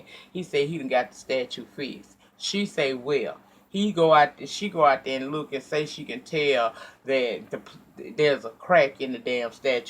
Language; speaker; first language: English; native; English